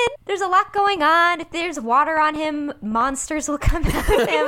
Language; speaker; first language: English; early bilingual, other home language; Persian